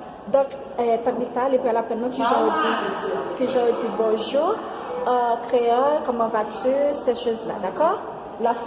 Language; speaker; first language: French; non-native, local second language; Haitian Creole